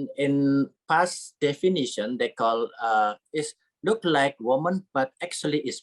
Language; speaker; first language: English; non-native, learner; Indonesian